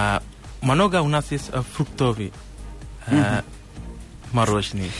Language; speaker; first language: Russian; non-native, learner; Sinhala